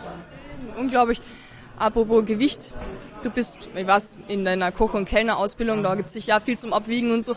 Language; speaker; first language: German; native; German